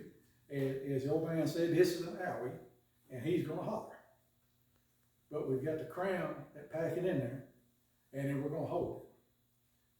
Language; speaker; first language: English; native; English